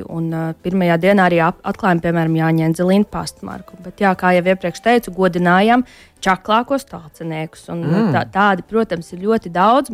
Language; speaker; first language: Latvian; native; Latvian